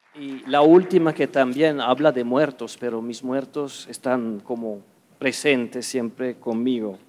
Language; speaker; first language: Spanish; non-native, fluent; Swiss German